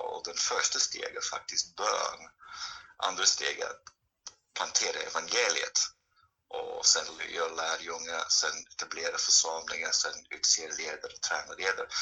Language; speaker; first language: Swedish; non-native, fluent; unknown